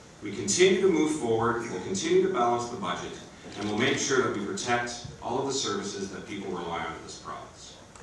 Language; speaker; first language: English; native; English